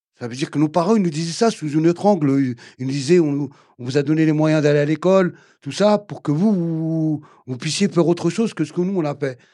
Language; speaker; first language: French; early bilingual, other home language; Arabic